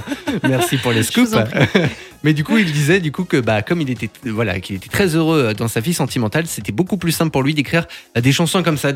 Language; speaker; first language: French; native; French